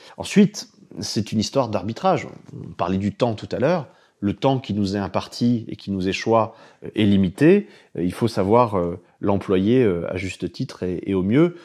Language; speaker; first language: French; native; French